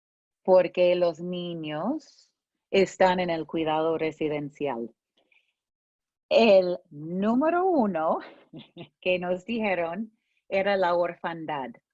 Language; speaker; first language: Spanish; non-native, fluent; English